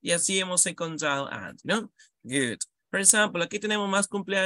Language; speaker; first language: Spanish; native; Spanish